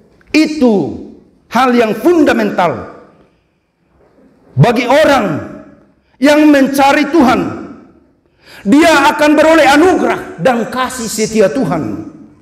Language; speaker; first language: Indonesian; non-native, local second language; Batak Toba